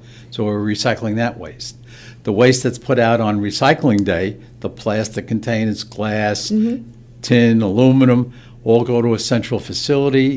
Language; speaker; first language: English; native; English